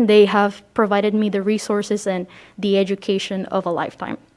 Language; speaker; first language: English; early bilingual, other home language; Spanish